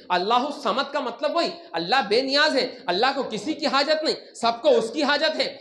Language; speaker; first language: Urdu; native; Urdu